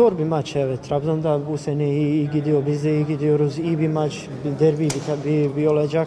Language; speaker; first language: Turkish; non-native, learner; Bosnian